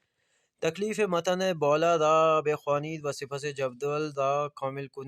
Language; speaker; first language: Persian; non-native, fluent; Urdu